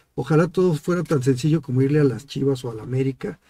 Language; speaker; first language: Spanish; native; Spanish